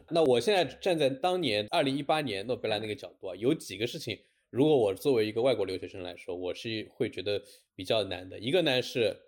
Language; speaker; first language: Chinese; native; Chinese